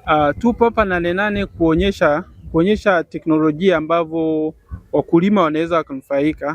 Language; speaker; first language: Swahili; native; Swahili